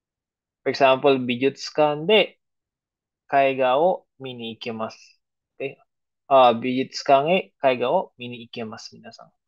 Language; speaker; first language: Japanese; non-native, fluent; Filipino